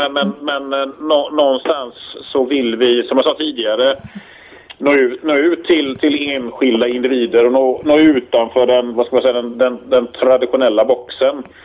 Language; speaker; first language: Swedish; native; Swedish